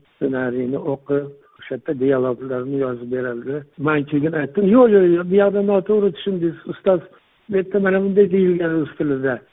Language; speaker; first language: Uzbek; non-native, local second language; Tajik